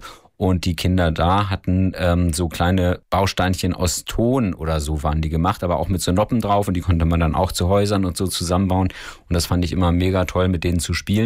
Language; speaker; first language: German; native; German